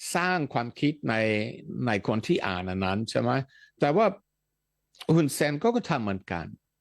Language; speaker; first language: Thai; non-native, fluent; Dutch